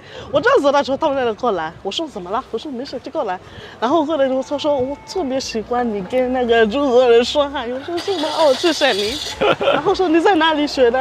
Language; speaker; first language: Chinese; non-native, fluent; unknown